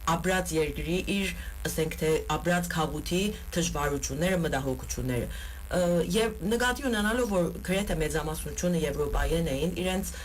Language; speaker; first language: Armenian; early bilingual, heritage; Armenian